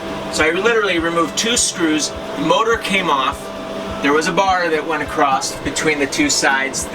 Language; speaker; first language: English; native; English